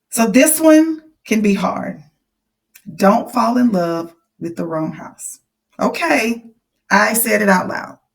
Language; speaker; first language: English; native; English